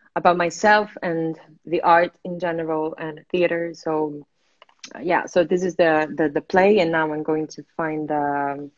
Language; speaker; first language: English; non-native, fluent; Italian